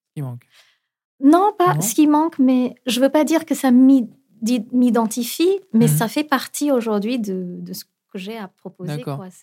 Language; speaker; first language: French; non-native, fluent; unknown